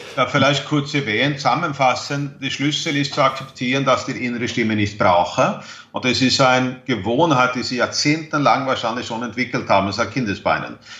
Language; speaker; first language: German; non-native, fluent; Swedish